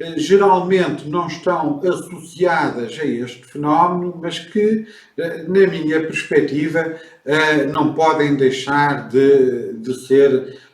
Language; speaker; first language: Portuguese; native; Portuguese